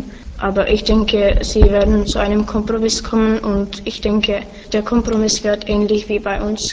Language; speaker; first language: German; non-native, learner; Czech